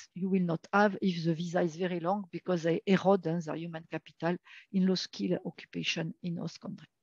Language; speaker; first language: English; non-native, fluent; French